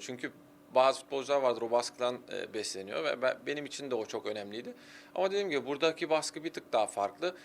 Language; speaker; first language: Turkish; early bilingual, heritage; Turkish